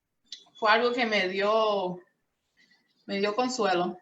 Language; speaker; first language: Spanish; early bilingual, heritage; Spanish